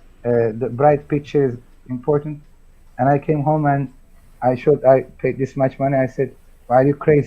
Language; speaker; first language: English; non-native, fluent; Turkish